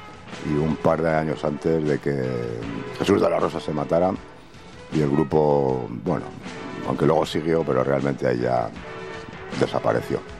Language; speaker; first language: Spanish; native; Spanish